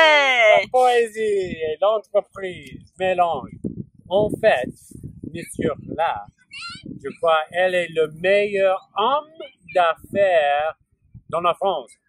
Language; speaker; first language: French; non-native, learner; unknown